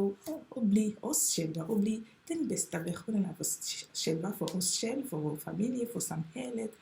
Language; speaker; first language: Swedish; non-native, fluent; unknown